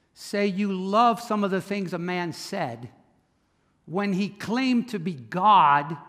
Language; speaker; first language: English; native; English